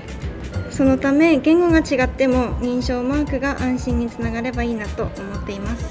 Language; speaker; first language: Japanese; native; Japanese